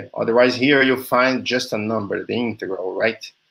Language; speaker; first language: English; non-native, fluent; Portuguese